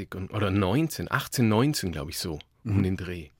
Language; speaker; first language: German; native; German